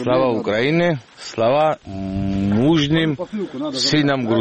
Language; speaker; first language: Ukrainian; non-native, learner; Georgian